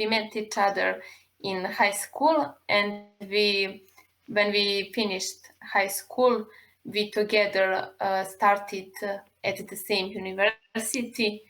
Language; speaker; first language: English; non-native, learner; Serbian